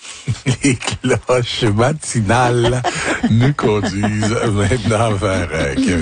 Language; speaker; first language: French; native; French